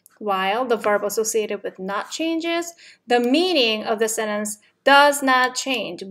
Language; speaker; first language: English; non-native, fluent; Korean